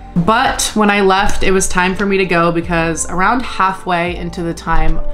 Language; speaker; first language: English; native; English